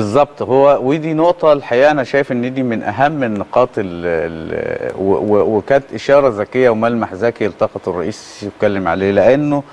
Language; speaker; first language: Arabic; native; Arabic